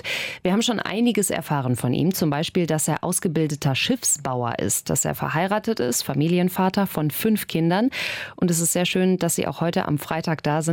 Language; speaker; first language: German; native; German